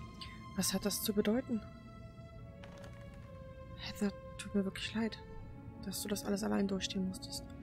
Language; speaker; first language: German; native; German